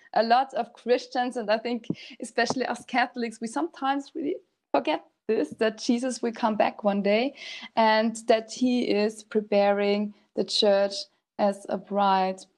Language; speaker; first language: English; non-native, fluent; German